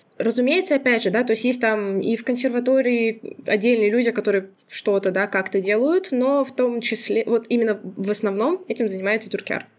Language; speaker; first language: Russian; non-native, local second language; Azerbaijani